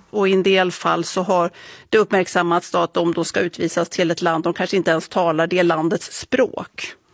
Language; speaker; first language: Swedish; native; Swedish